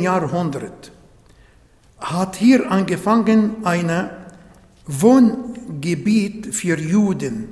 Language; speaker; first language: German; non-native, fluent; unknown